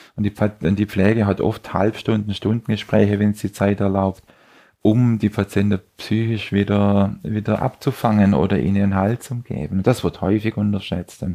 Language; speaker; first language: German; native; German